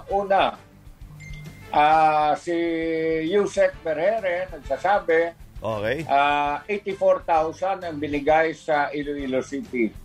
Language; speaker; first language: Filipino; non-native, local second language; Hiligaynon